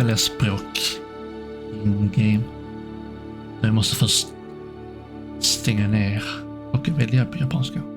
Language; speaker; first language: Swedish; non-native, learner; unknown